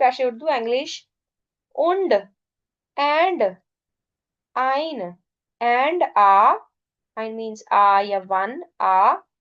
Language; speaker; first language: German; non-native, learner; Urdu